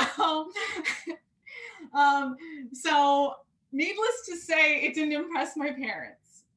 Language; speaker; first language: English; native; English